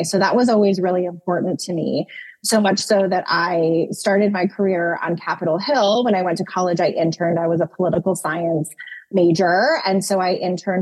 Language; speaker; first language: English; native; English